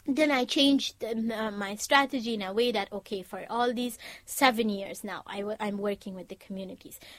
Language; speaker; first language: English; non-native, fluent; Persian